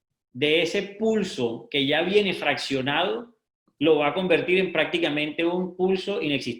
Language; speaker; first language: Spanish; native; Spanish